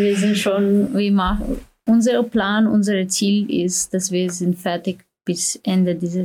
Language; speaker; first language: German; non-native, learner; Slovenian